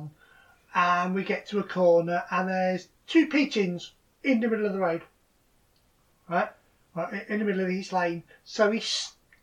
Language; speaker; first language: English; native; English